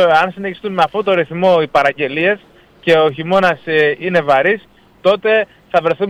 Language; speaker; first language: Greek; native; Greek